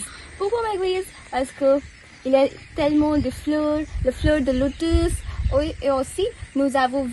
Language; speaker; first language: French; non-native, learner; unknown